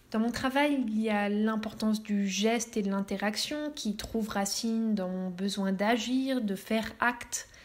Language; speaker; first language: French; native; French